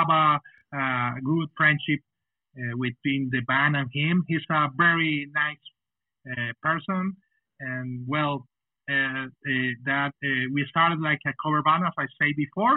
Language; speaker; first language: English; non-native, fluent; Spanish